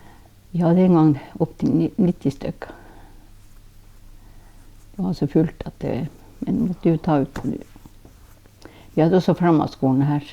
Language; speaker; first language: Norwegian; non-native, local second language; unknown